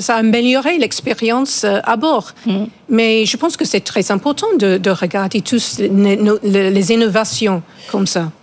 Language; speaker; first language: French; non-native, fluent; English